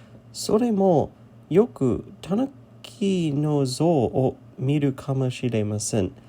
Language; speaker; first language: Japanese; non-native, learner; English